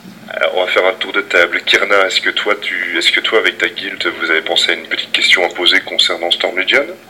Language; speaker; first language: French; native; French